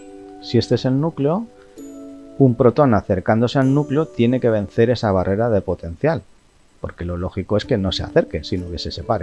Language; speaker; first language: Spanish; native; Spanish